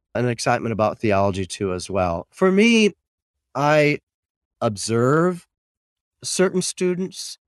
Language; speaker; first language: English; native; English